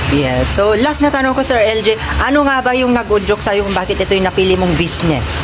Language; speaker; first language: Filipino; non-native, local second language; Iloko